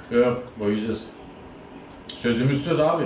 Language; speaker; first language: Turkish; native; Turkish